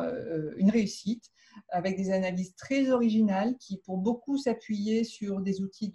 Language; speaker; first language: French; native; French